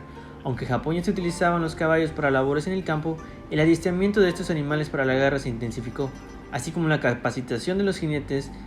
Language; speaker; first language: Spanish; native; Spanish